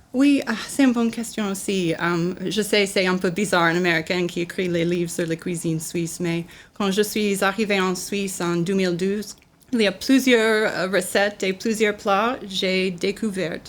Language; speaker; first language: French; non-native, learner; English